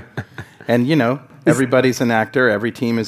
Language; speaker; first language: English; native; English